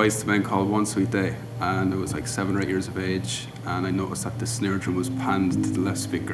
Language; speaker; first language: English; native; English